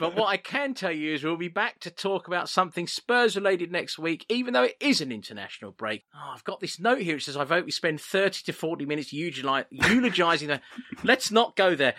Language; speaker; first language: English; native; English